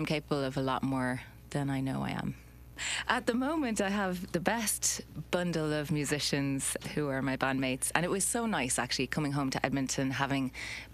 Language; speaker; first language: English; native; English